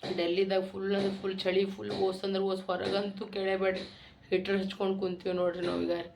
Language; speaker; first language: Kannada; native; Kannada